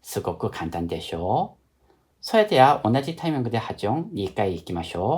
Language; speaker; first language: Japanese; non-native, fluent; Korean